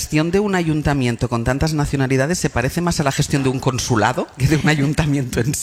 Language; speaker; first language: Spanish; native; Spanish